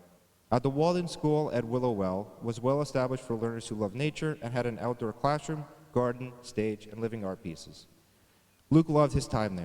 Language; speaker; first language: English; native; English